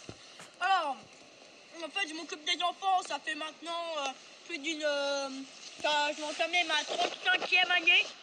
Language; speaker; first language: French; native; French